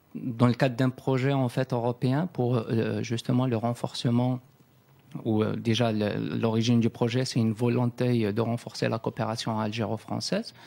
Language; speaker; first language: French; non-native, local second language; Kabyle